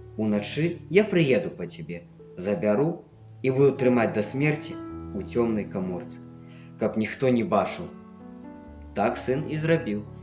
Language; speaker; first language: Belarusian; native; Belarusian